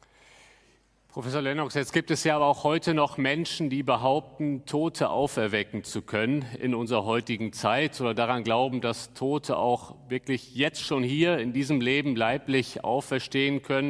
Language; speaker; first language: German; native; German